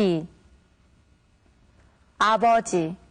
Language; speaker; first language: Korean; native; Korean